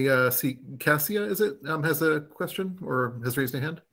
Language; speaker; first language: English; native; English